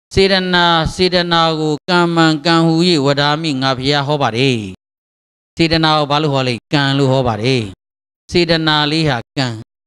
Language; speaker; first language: Burmese; native; Burmese